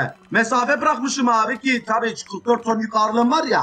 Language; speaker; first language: Turkish; early bilingual, heritage; Turkish